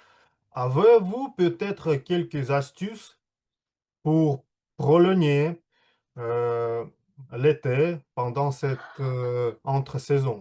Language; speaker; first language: French; non-native, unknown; Russian